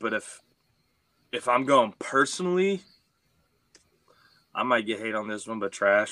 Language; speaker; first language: English; native; English